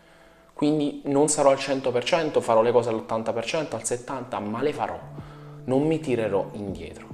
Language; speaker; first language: Italian; native; Italian